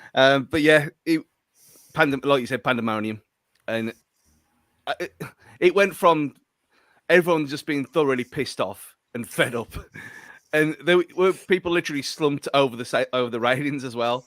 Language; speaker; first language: English; native; English